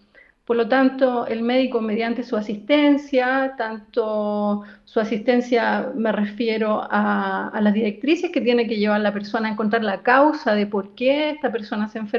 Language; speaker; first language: Spanish; native; Spanish